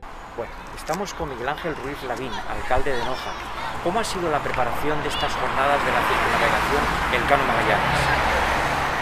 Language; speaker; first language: Spanish; native; Spanish